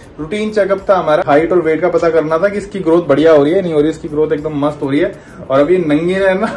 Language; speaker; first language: Hindi; native; Hindi